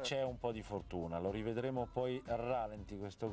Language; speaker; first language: Italian; native; Italian